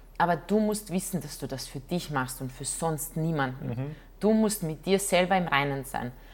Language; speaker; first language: German; non-native, fluent; Croatian